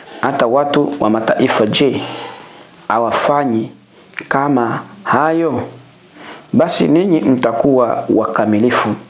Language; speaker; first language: Swahili; native; Swahili